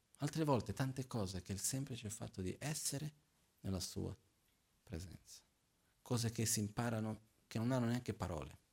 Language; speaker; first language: Italian; non-native, fluent; Portuguese